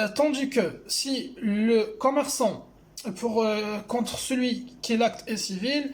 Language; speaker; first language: French; non-native, local second language; Arabic